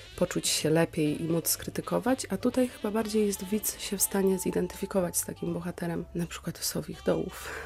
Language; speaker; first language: Polish; native; Polish